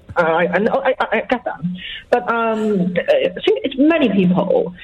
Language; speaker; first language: English; non-native, fluent; Chinese